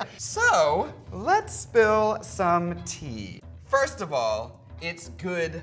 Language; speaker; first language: English; native; English